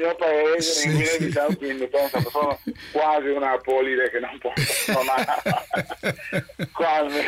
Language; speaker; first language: Italian; non-native, fluent; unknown